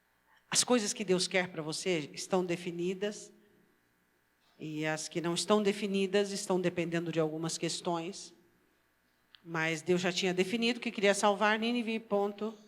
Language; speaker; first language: Portuguese; native; Portuguese